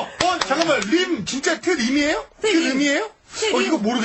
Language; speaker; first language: Korean; native; Korean